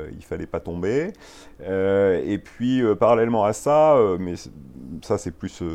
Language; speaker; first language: French; native; French